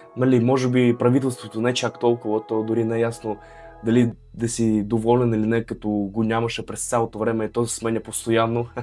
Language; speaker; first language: Bulgarian; early bilingual, other home language; Russian